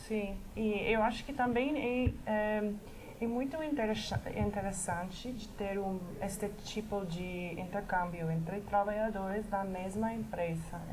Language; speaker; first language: Portuguese; non-native, fluent; English